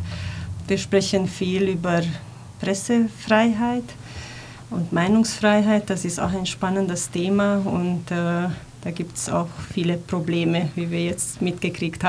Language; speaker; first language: German; non-native, fluent; Hungarian